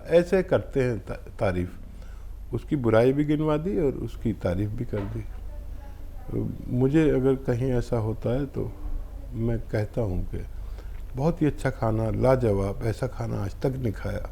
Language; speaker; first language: Hindi; native; Hindi